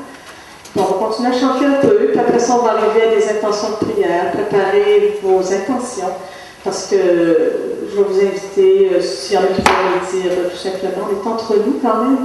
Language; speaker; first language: French; native; French